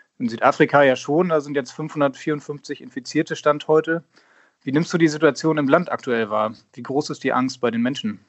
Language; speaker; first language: German; native; German